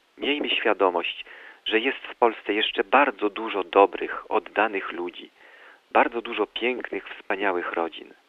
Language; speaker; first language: Polish; early bilingual, heritage; Polish